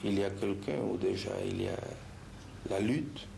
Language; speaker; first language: French; non-native, fluent; Spanish